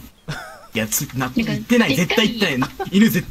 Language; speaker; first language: Japanese; native; Japanese